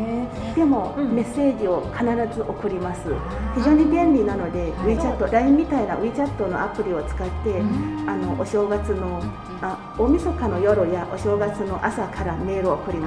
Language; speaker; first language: Japanese; non-native, fluent; Chinese